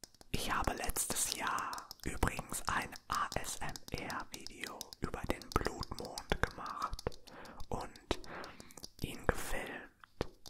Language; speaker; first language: German; native; German